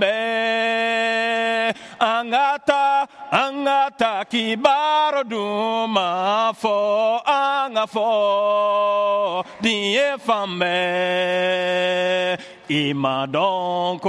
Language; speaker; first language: English; non-native, fluent; Bambara